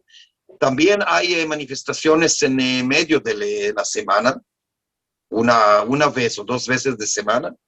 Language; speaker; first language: Spanish; non-native, learner; Hebrew